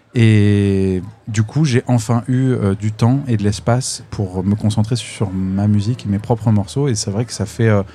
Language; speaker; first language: French; native; French